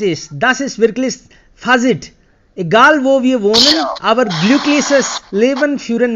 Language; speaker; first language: German; non-native, fluent; Hindi